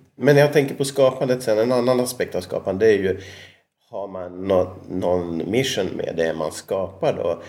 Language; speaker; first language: Swedish; native; Swedish